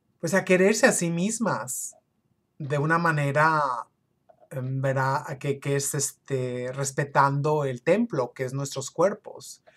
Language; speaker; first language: Spanish; early bilingual, other home language; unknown